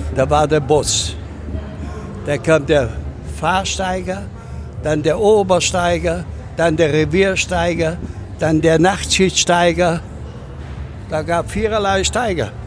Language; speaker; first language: German; native; German